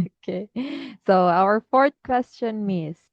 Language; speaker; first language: English; non-native, fluent; Filipino